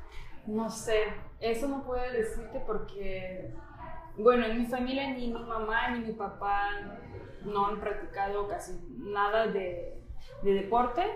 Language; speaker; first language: Spanish; non-native, fluent; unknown